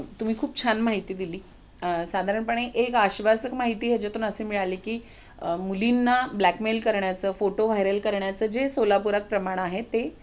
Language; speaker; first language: Marathi; native; Marathi